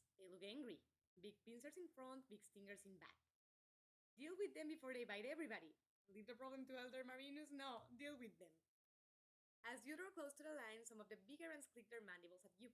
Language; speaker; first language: English; non-native, fluent; Spanish